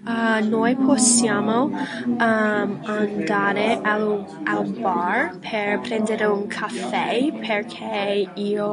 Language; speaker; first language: Italian; non-native, learner; English